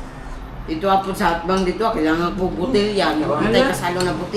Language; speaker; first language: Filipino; non-native, local second language; Cebuano